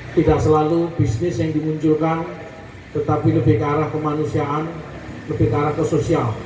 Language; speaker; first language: Indonesian; native; Indonesian